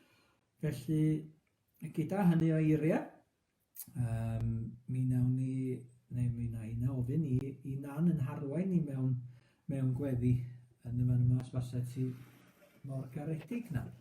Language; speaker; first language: Welsh; native; Welsh